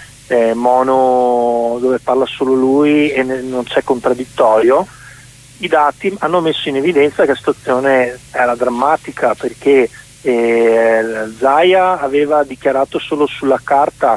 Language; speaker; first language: Italian; native; Italian